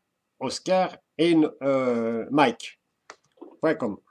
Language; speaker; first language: French; native; French